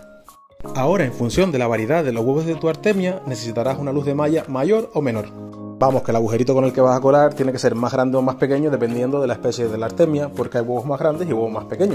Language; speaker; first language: Spanish; native; Spanish